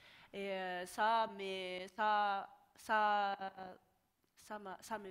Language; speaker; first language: French; non-native, learner; Japanese